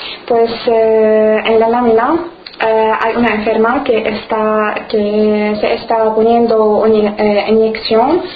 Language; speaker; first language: Spanish; non-native, learner; Arabic